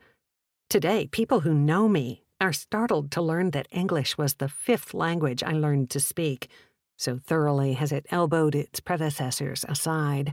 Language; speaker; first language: English; early bilingual, other home language; Czech